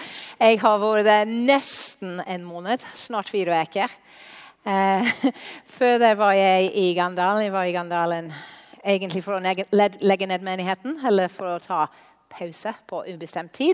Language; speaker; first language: Norwegian; non-native, fluent; English